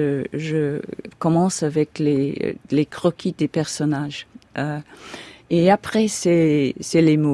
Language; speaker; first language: French; non-native, fluent; English